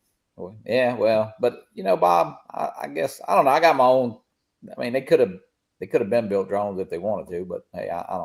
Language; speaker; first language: English; native; English